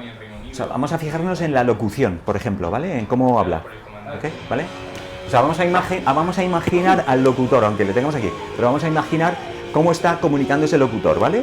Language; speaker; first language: Spanish; native; Spanish